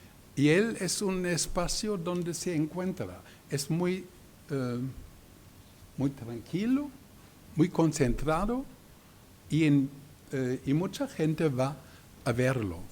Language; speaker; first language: Spanish; non-native, learner; German